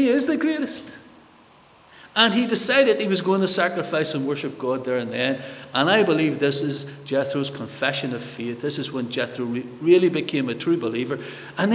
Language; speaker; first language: English; native; English